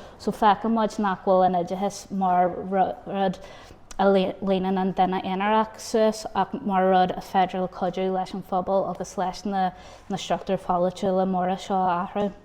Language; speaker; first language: Irish; non-native, local second language; English